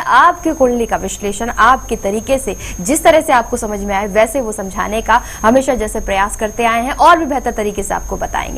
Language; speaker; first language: Hindi; native; Hindi